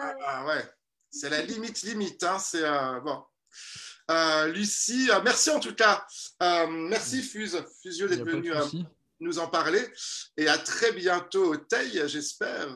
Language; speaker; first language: French; native; French